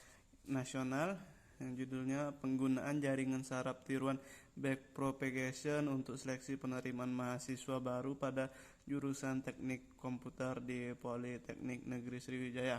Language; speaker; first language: Indonesian; native; Indonesian